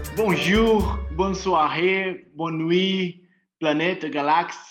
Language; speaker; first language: French; non-native, learner; Portuguese